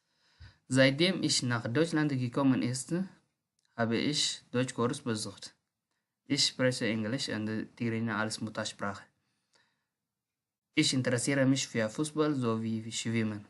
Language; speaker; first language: German; non-native, learner; Tigrinya